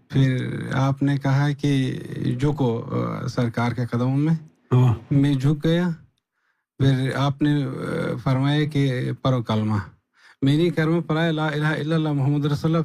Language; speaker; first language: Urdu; non-native, learner; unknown